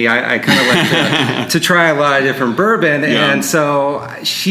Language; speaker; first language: English; native; English